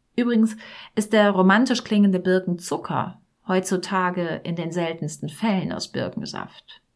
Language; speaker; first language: German; native; German